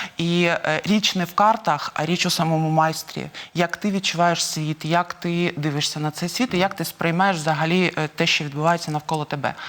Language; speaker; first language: Ukrainian; non-native, local second language; Russian